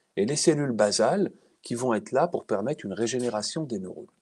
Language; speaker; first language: French; native; French